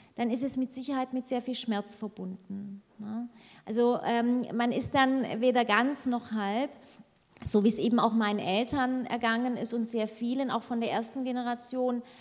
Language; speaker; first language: German; early bilingual, other home language; Turkish